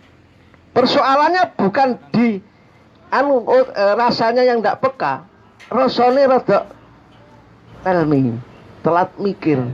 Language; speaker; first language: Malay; non-native, local second language; Javanese